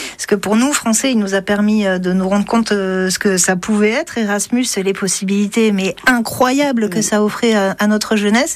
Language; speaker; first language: French; native; French